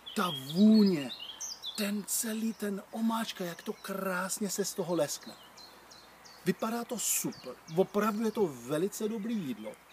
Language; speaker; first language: Czech; non-native, fluent; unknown